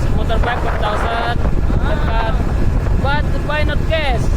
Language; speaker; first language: English; non-native, learner; Indonesian